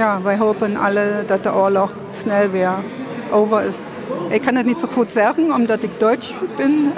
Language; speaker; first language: Dutch; non-native, fluent; German